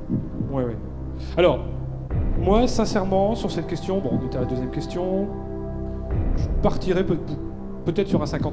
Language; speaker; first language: French; native; French